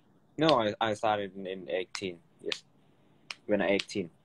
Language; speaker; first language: English; non-native, learner; Thai